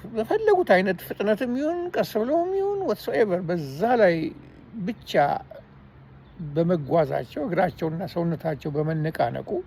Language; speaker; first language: Amharic; non-native, fluent; Armenian